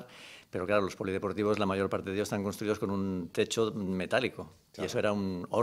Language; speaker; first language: Spanish; native; Spanish